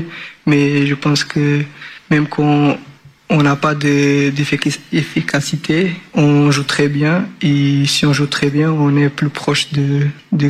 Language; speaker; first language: French; non-native, learner; Portuguese